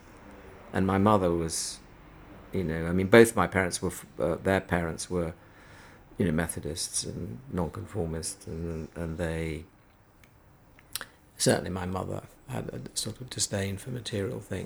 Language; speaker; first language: English; native; English